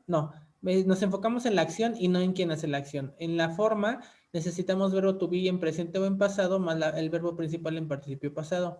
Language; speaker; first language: Spanish; native; Spanish